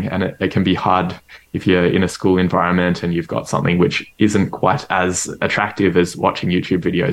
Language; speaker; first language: English; native; English